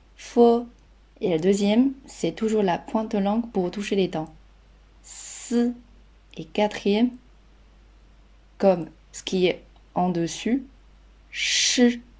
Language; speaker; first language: French; non-native, fluent; Chinese